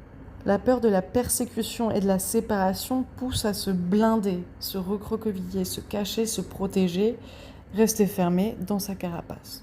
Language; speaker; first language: French; native; French